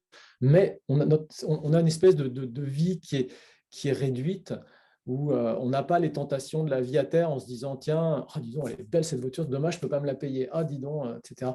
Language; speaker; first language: French; native; French